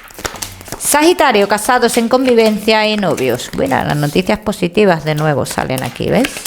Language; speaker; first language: Spanish; native; Spanish